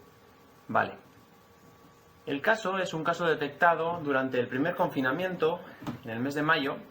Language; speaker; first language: Spanish; native; Spanish